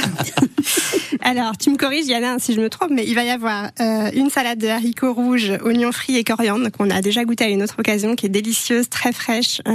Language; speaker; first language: French; native; French